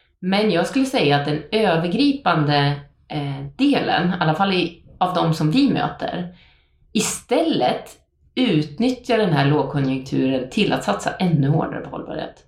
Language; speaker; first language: Swedish; native; Swedish